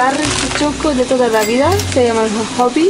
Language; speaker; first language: Spanish; non-native, fluent; Turkish